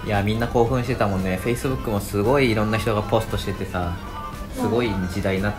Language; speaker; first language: Japanese; native; Japanese